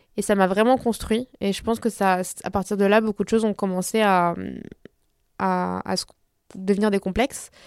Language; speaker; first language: French; early bilingual, other home language; Spanish